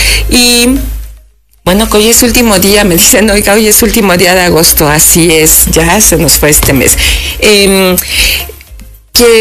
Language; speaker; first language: Spanish; native; Spanish